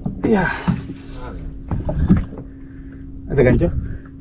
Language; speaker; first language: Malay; non-native, learner; Filipino